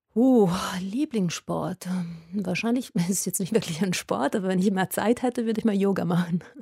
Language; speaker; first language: German; non-native, fluent; Italian